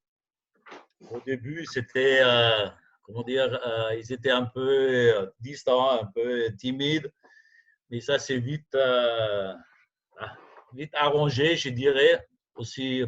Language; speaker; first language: French; non-native, fluent; German